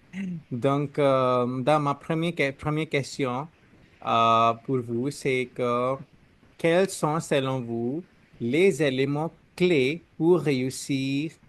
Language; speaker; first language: French; non-native, learner; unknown